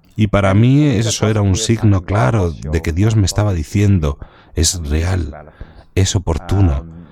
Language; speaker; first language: Spanish; non-native, fluent; Dutch